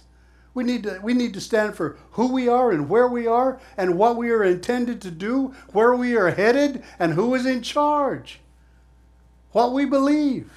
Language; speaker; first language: English; native; English